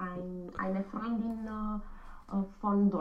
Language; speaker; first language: German; non-native, learner; Romanian